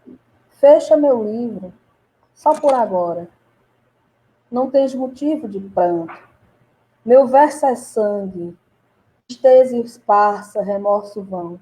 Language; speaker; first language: Portuguese; native; Portuguese